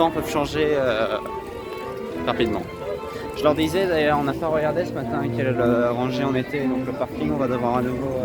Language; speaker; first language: French; native; French